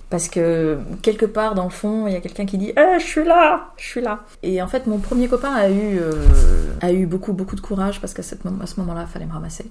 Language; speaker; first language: French; native; French